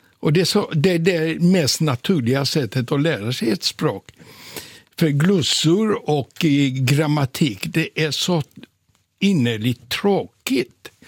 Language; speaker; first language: Swedish; non-native, fluent; Polish